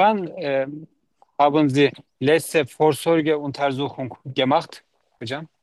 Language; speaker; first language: German; non-native, learner; Turkish